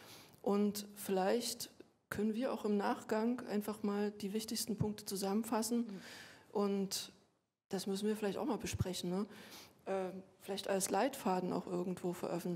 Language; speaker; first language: German; native; German